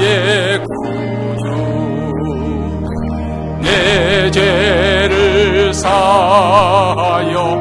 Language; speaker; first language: Korean; native; Korean